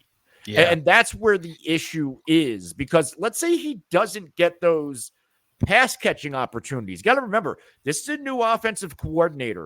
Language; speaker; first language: English; native; English